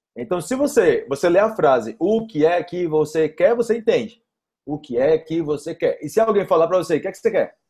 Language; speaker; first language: Portuguese; native; Portuguese